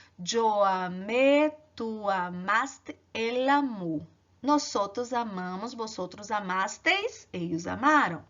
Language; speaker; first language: Spanish; non-native, learner; Portuguese